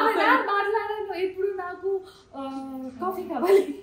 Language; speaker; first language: Telugu; non-native, learner; Kannada